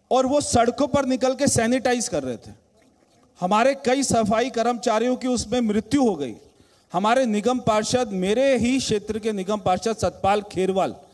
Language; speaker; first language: Hindi; native; Hindi